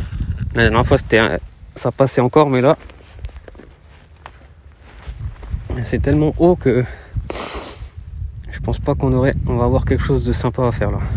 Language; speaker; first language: French; native; French